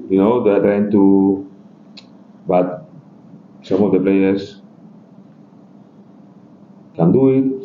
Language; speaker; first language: English; non-native, learner; Spanish